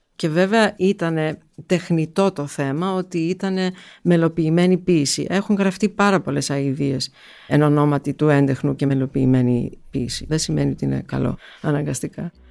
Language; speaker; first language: Greek; early bilingual, heritage; Greek